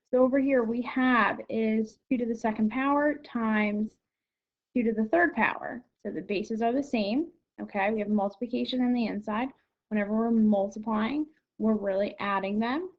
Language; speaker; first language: English; native; English